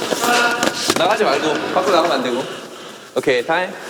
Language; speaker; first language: Korean; native; Korean